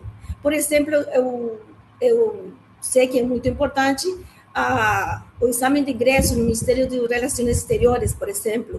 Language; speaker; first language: Portuguese; non-native, learner; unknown